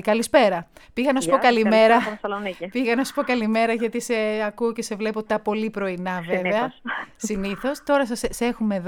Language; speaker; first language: Greek; native; Greek